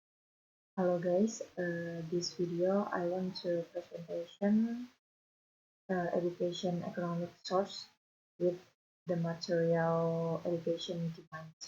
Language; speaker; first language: English; non-native, learner; Indonesian